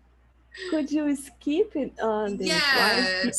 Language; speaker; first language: English; non-native, learner; Portuguese